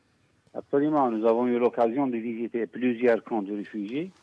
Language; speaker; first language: French; non-native, local second language; Arabic